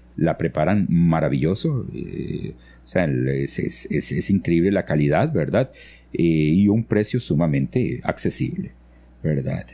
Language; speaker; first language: Spanish; native; Spanish